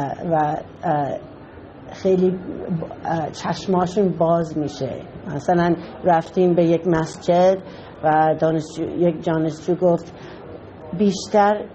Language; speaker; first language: Persian; non-native, fluent; English